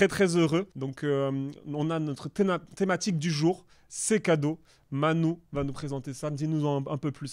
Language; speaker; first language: French; native; French